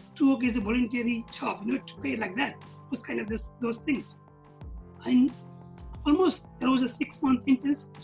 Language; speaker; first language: English; non-native, local second language; Nepali